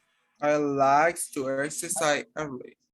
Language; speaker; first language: English; non-native, learner; Spanish